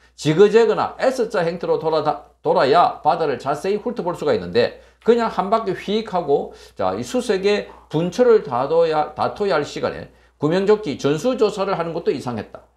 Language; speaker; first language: Korean; native; Korean